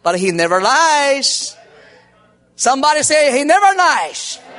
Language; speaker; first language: English; non-native, learner; Chinese